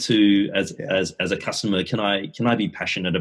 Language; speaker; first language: English; native; English